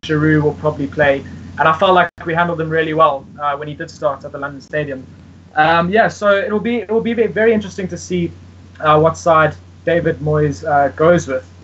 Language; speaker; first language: English; native; English